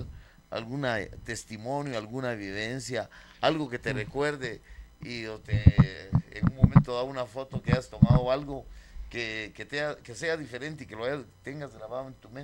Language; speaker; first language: Spanish; native; Spanish